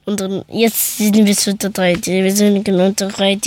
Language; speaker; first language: German; early bilingual, other home language; Persian